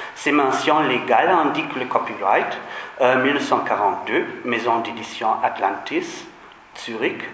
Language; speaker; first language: French; non-native, fluent; German